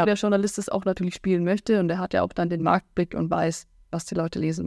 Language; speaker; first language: German; native; German